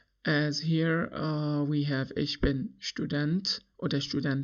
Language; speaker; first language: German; non-native, learner; English